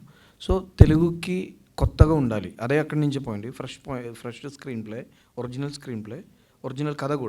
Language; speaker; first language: Telugu; non-native, local second language; Malayalam